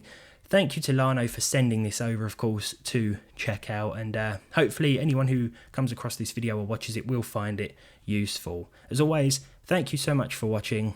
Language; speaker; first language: English; native; English